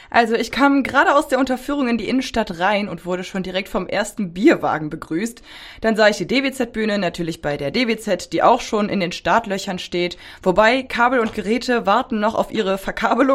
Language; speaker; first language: German; native; German